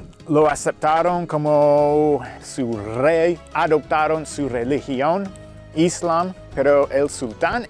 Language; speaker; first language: Spanish; non-native, fluent; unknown